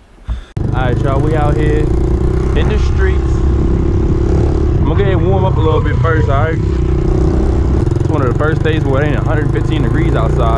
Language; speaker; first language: English; native; English